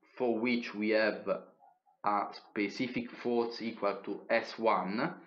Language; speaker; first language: English; non-native, fluent; Italian